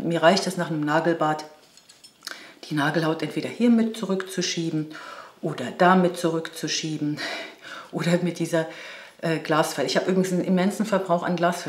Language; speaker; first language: German; native; German